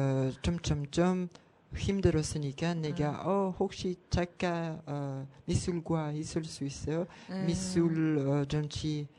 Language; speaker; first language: Korean; non-native, learner; French